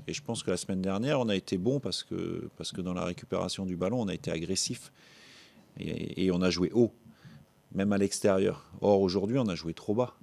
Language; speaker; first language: French; native; French